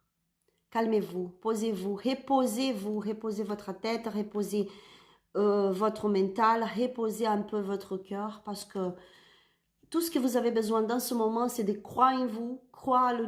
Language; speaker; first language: French; non-native, learner; Spanish